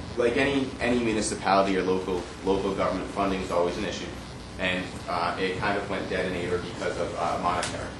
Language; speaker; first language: English; native; English